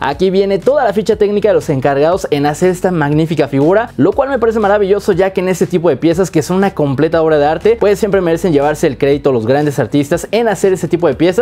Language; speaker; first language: Spanish; native; Spanish